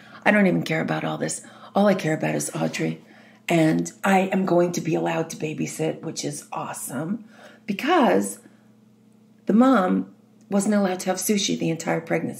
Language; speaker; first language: English; native; English